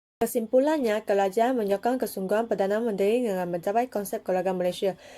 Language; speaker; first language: Malay; non-native, local second language; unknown